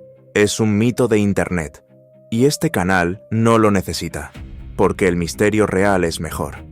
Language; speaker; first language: Spanish; native; Spanish